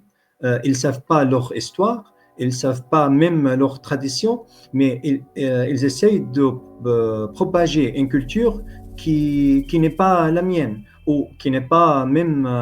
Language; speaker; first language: French; non-native, fluent; Arabic